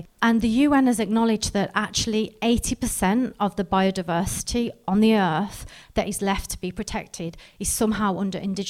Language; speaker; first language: English; native; English